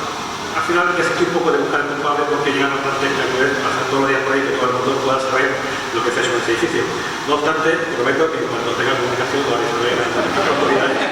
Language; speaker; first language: Spanish; native; Spanish